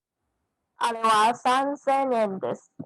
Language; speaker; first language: Japanese; non-native, learner; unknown